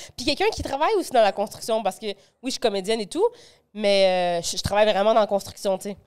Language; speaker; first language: French; early bilingual, other home language; Spanish